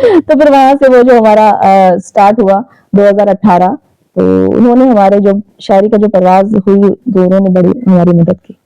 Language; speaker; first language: Urdu; native; Urdu